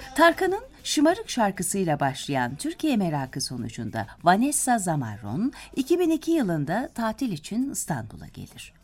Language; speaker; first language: Turkish; native; Turkish